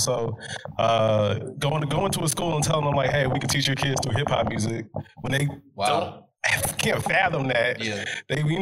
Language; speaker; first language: English; native; English